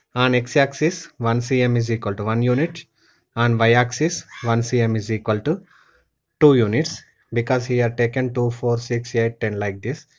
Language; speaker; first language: English; non-native, local second language; Telugu